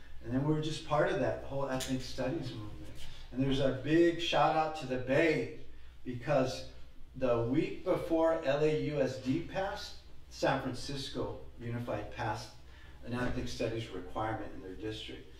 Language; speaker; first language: English; native; English